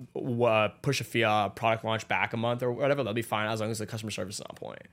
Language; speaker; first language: English; native; English